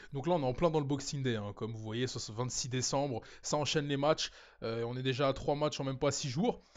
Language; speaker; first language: French; native; French